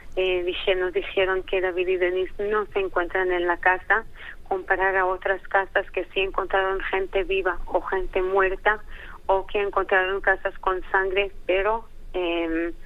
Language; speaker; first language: Spanish; early bilingual, heritage; Hebrew